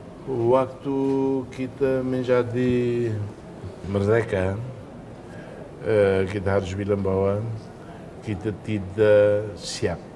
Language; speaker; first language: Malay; non-native, fluent; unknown